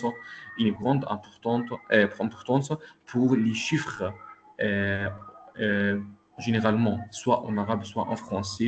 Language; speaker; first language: French; non-native, local second language; Arabic